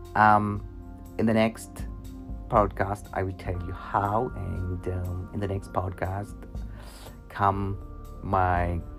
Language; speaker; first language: English; non-native, learner; German